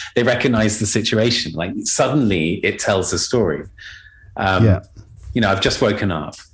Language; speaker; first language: English; native; English